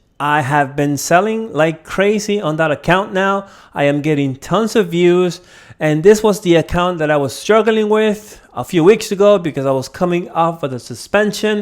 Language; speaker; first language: English; native; English